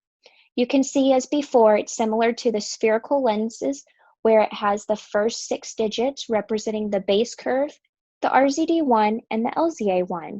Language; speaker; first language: English; native; English